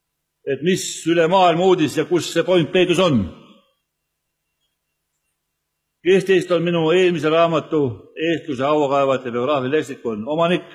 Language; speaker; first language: Estonian; native; Estonian